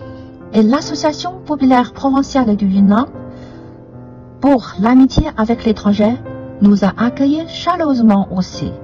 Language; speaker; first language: French; non-native, fluent; Chinese